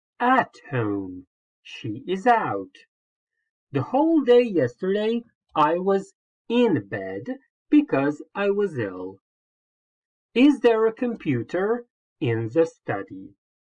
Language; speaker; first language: English; non-native, fluent; Croatian